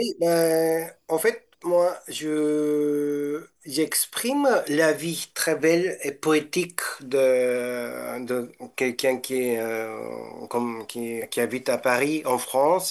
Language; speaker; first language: French; non-native, fluent; Japanese